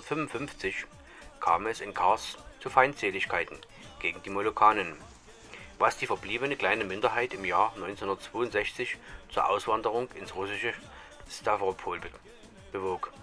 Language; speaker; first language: German; native; German